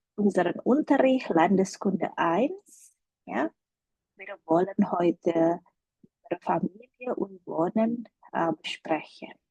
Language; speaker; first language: German; non-native, fluent; Indonesian